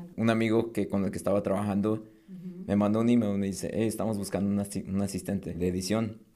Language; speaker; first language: Spanish; early bilingual, heritage; Spanish